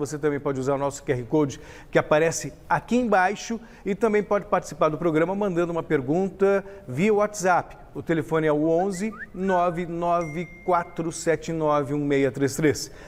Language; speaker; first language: Portuguese; native; Portuguese